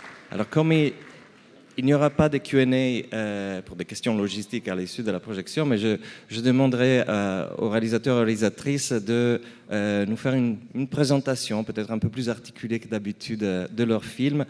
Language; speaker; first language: French; native; French